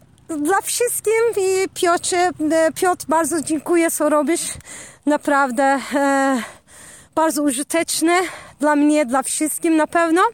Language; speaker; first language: Polish; non-native, learner; Turkish